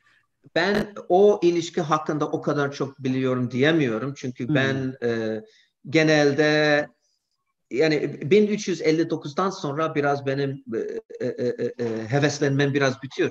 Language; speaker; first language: Turkish; non-native, fluent; English